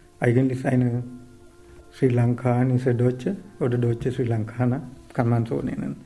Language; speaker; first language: German; non-native, learner; Sinhala